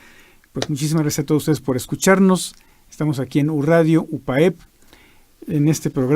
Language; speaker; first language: Spanish; native; Spanish